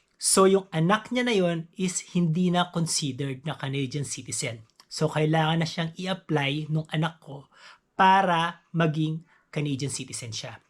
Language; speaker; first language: Filipino; native; Filipino